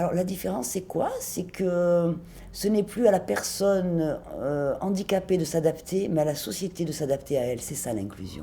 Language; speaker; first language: French; native; French